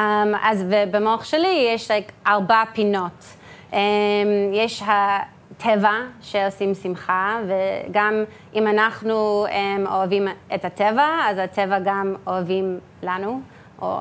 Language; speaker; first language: Hebrew; early bilingual, heritage; English